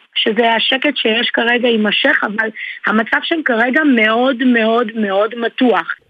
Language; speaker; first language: Hebrew; early bilingual, other home language; Armenian